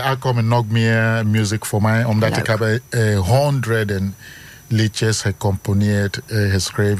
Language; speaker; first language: Dutch; non-native, fluent; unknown